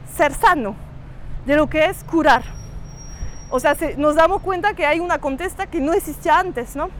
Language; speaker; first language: Spanish; non-native, fluent; French